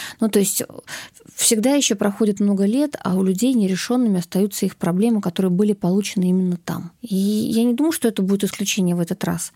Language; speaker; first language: Russian; native; Russian